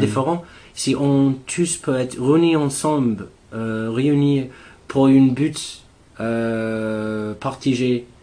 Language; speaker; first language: French; non-native, learner; English